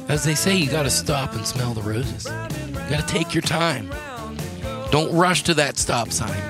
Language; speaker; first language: English; native; English